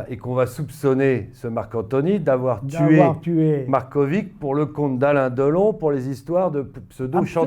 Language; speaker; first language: French; native; French